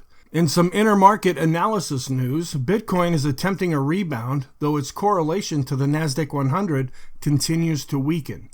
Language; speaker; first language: English; native; English